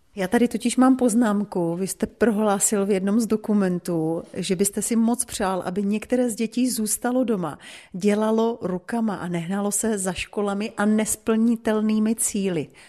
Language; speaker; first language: Czech; native; Czech